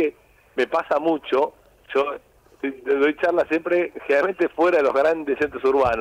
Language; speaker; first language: Spanish; native; Spanish